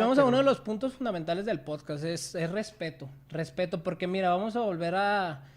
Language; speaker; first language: Spanish; native; Spanish